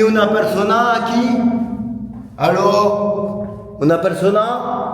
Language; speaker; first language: Spanish; non-native, learner; French